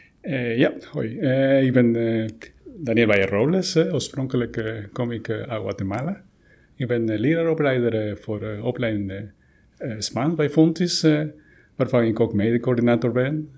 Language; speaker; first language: Dutch; non-native, fluent; Spanish